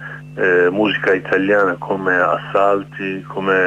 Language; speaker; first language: Italian; non-native, learner; Kurdish